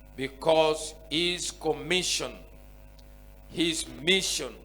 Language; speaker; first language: English; non-native, local second language; Swahili